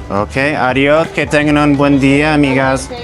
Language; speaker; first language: Spanish; non-native, learner; English